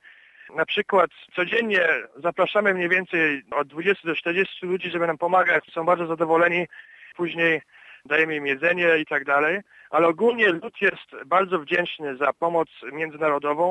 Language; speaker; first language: Polish; early bilingual, heritage; Polish